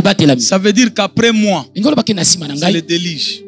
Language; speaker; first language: French; non-native, local second language; Lingala